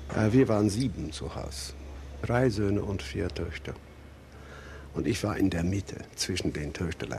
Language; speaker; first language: German; non-native, fluent; English